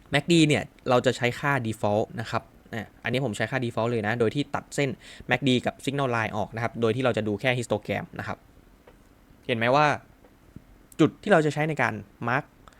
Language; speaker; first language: Thai; native; Thai